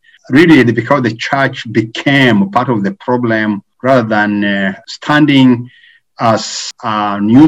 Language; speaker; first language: English; non-native, local second language; Kinyarwanda